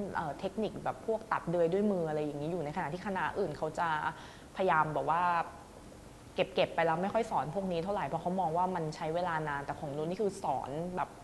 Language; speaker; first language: Thai; native; Thai